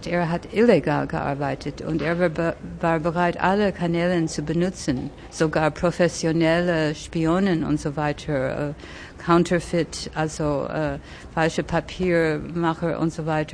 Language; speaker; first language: German; early bilingual, other home language; French